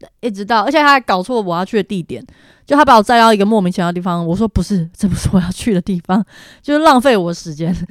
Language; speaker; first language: Chinese; native; Chinese